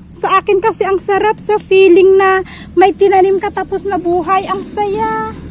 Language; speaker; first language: Filipino; non-native, local second language; Iloko